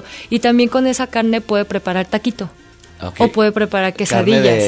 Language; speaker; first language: Spanish; non-native, fluent; Korean